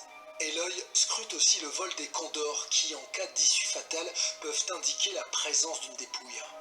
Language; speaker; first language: French; native; French